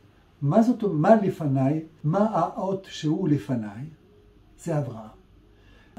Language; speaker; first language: Hebrew; non-native, fluent; French